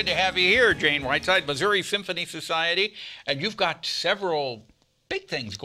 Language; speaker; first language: English; native; English